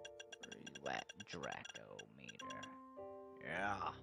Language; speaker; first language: English; native; English